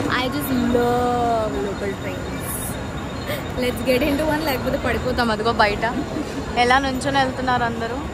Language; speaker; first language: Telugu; non-native, local second language; Hindi